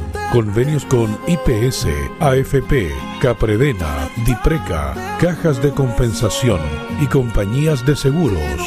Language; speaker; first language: Spanish; native; Spanish